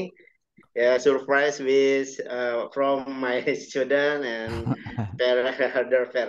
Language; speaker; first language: English; non-native, learner; Indonesian